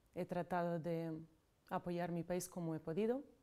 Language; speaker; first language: Spanish; non-native, fluent; Ukrainian